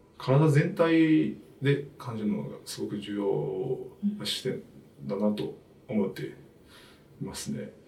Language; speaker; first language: Japanese; non-native, fluent; Chinese